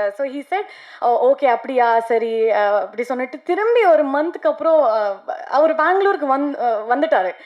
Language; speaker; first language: Tamil; non-native, learner; Kannada